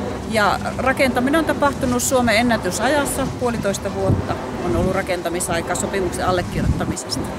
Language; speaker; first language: Finnish; native; Finnish